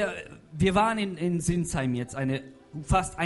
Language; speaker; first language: German; non-native, fluent; Russian